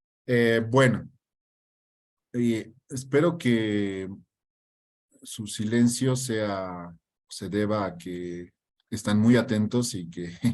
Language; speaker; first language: Spanish; native; Spanish